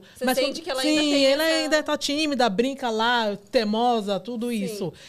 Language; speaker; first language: Portuguese; non-native, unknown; Yoruba